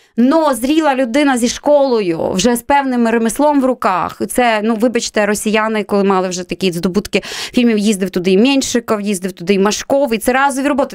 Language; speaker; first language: Ukrainian; non-native, local second language; Russian